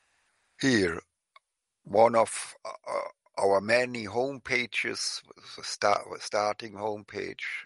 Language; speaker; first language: English; non-native, fluent; German